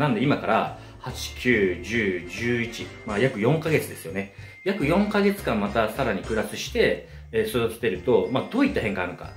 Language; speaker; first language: Japanese; native; Japanese